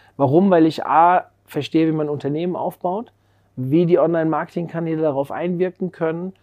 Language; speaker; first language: German; native; German